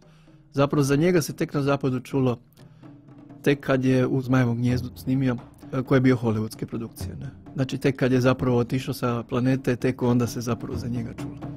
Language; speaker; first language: Bosnian; native; Bosnian